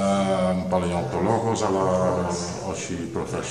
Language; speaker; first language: Greek; non-native, learner; Dutch